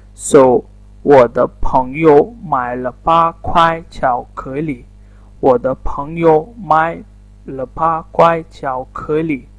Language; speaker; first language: Chinese; non-native, learner; Urdu